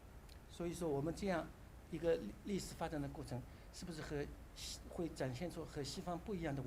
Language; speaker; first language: Chinese; native; Chinese